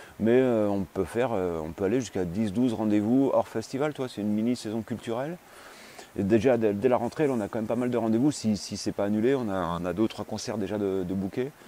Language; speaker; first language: French; native; French